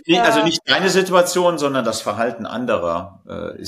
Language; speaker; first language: German; native; German